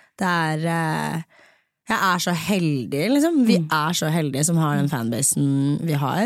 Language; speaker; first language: Norwegian; early bilingual, other home language; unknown